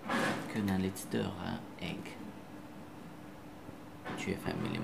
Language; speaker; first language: Norwegian; non-native, fluent; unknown